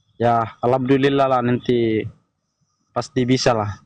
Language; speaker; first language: Indonesian; native; Indonesian